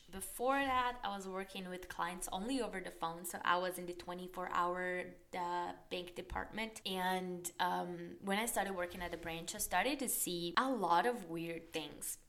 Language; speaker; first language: English; non-native, fluent; Portuguese